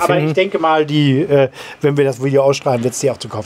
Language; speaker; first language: German; native; German